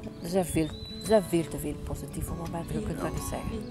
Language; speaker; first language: Dutch; native; Dutch